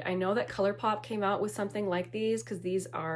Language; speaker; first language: English; native; English